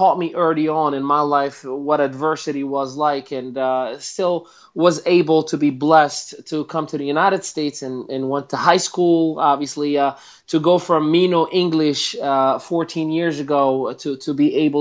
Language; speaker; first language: English; non-native, fluent; Arabic